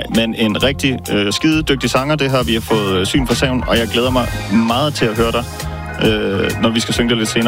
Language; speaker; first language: Danish; native; Danish